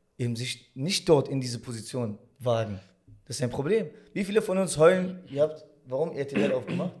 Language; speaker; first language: German; early bilingual, other home language; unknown